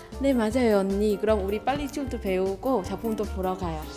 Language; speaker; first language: Korean; non-native, fluent; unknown